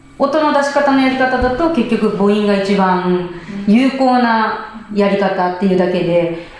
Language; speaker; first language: Japanese; native; Japanese